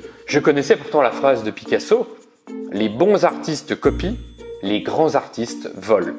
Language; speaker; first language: French; native; French